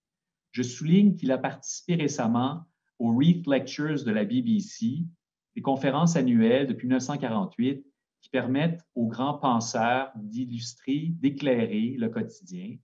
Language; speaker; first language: French; native; French